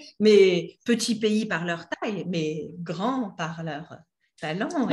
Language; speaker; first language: French; native; French